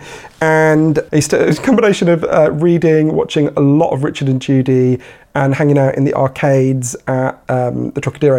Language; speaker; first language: English; native; English